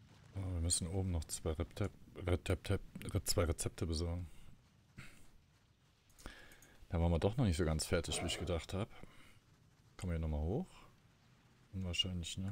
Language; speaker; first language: German; native; German